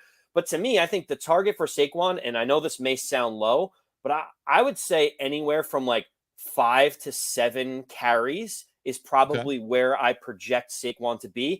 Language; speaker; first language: English; native; English